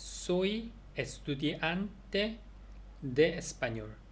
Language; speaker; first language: Spanish; non-native, learner; Korean